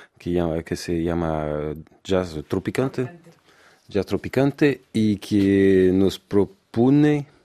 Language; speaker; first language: Spanish; non-native, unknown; French